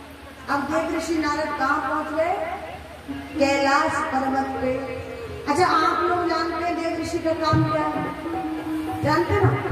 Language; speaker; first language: Hindi; native; Hindi